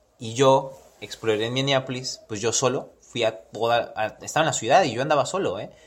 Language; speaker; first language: Spanish; early bilingual, heritage; Spanish